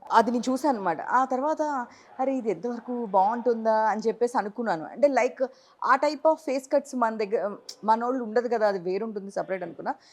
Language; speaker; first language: Telugu; native; Telugu